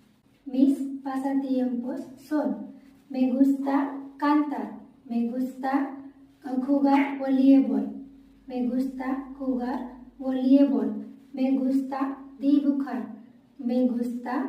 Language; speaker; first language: Spanish; non-native, learner; Marathi